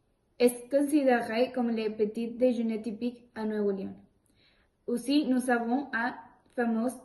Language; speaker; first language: French; non-native, learner; Spanish